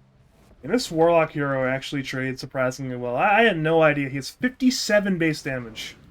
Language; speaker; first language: English; native; English